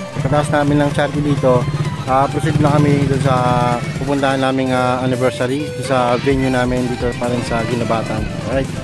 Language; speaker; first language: Filipino; non-native, local second language; Bikol